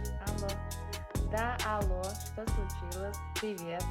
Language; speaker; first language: Russian; non-native, local second language; Uzbek